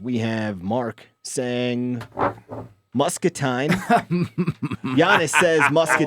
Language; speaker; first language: English; native; English